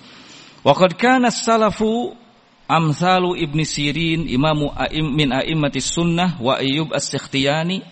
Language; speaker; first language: Arabic; non-native, fluent; Indonesian